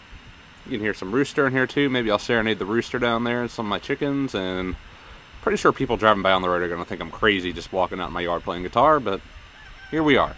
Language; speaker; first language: English; native; English